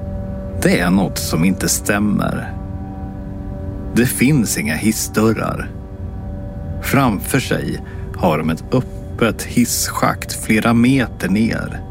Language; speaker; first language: Swedish; native; Swedish